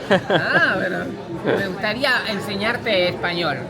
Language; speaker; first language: Spanish; non-native, learner; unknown